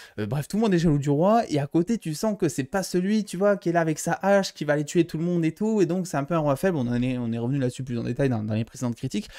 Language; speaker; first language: French; native; French